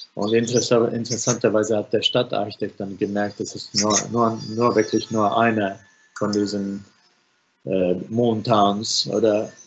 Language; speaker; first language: German; non-native, fluent; Finnish